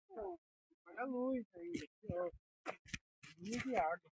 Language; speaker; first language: Portuguese; native; Portuguese